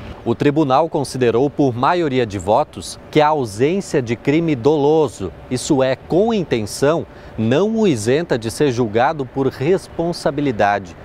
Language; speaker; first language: Portuguese; native; Portuguese